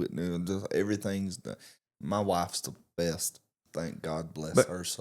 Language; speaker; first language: English; native; English